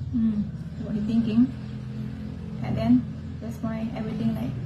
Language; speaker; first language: English; non-native, learner; Thai